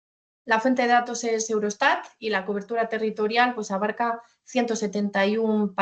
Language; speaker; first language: Spanish; native; Spanish